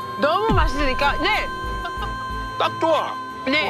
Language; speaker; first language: Korean; non-native, learner; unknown